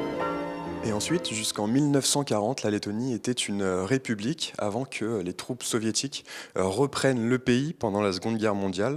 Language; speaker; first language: French; native; French